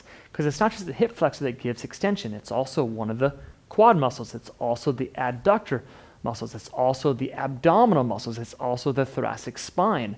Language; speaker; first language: English; native; English